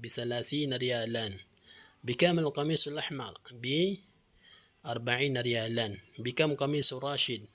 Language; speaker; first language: Arabic; non-native, fluent; Filipino